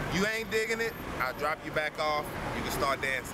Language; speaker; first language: English; native; English